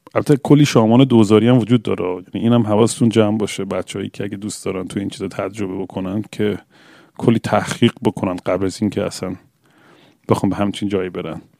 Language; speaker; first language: Persian; early bilingual, heritage; English